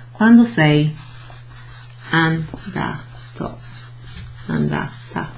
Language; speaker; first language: Italian; non-native, fluent; English